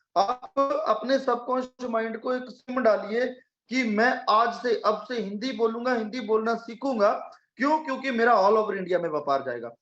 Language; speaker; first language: Hindi; non-native, local second language; Punjabi